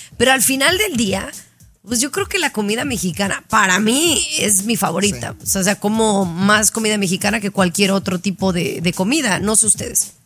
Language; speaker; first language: Spanish; native; Spanish